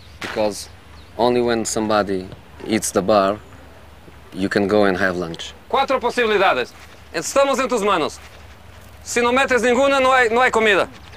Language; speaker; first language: English; non-native, fluent; Portuguese